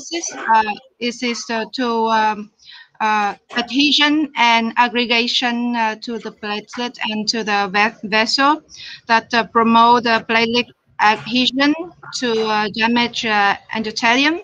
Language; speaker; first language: English; non-native, fluent; Vietnamese